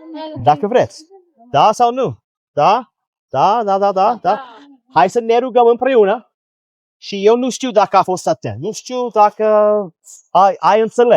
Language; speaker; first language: Romanian; non-native, learner; English